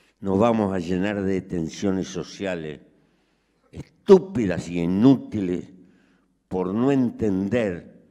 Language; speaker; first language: Spanish; native; Spanish